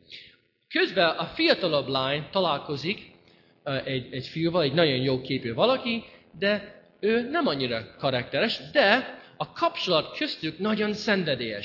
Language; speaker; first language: Hungarian; non-native, fluent; English